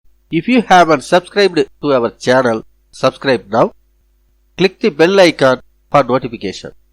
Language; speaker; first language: English; non-native, local second language; Tamil